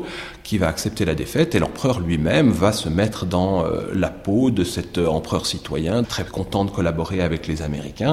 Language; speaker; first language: French; native; French